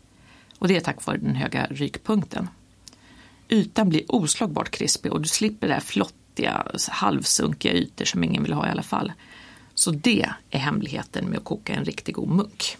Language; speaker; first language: Swedish; native; Swedish